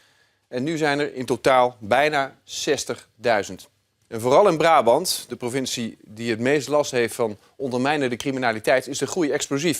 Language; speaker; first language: Dutch; native; Dutch